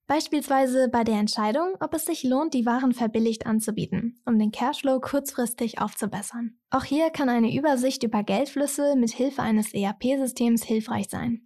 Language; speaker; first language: German; native; German